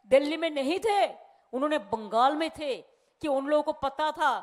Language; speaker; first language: Hindi; non-native, local second language; Bangla